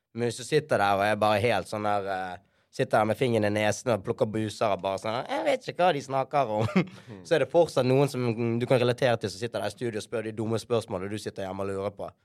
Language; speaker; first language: Norwegian; early bilingual, other home language; Sinhala